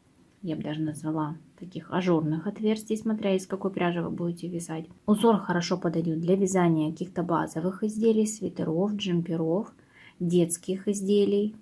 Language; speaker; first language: Russian; native; Russian